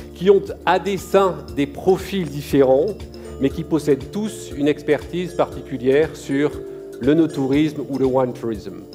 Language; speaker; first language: French; native; French